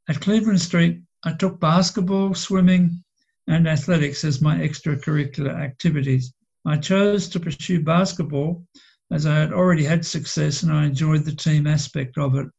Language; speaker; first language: English; native; English